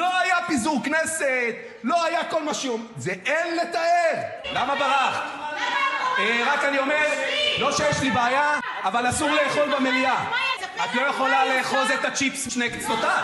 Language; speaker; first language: Hebrew; native; Hebrew